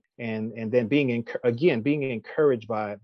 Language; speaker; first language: English; native; English